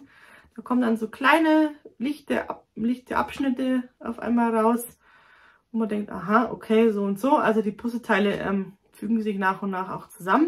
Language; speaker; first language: German; native; German